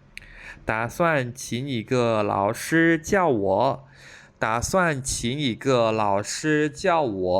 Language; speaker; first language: Chinese; non-native, fluent; Khmer